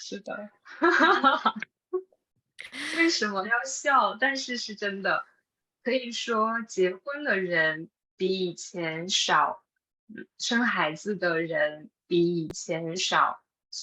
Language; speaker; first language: Chinese; non-native, fluent; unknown